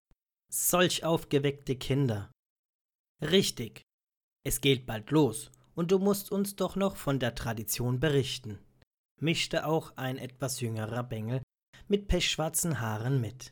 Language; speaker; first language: German; native; German